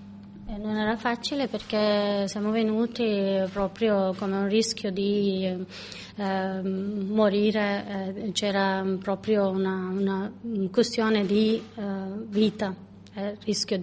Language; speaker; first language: Italian; non-native, learner; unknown